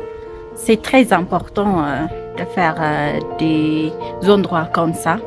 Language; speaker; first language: French; non-native, learner; Amharic